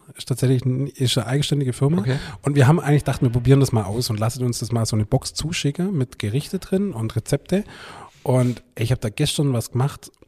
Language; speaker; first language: German; native; German